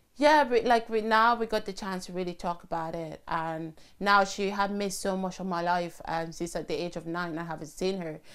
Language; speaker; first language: English; early bilingual, other home language; French